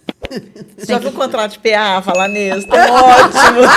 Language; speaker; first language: Portuguese; native; Portuguese